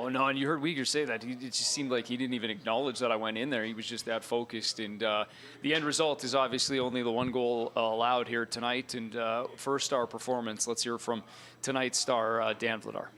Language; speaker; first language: English; native; English